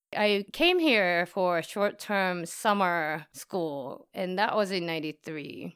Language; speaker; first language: English; non-native, fluent; Japanese